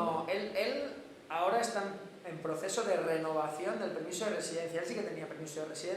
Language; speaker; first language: Spanish; native; Spanish